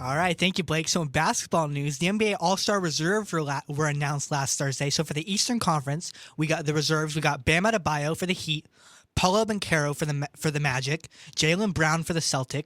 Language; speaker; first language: English; native; English